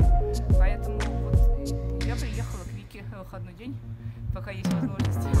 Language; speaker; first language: Russian; native; Russian